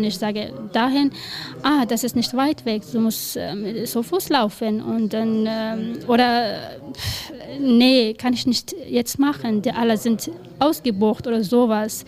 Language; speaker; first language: German; non-native, learner; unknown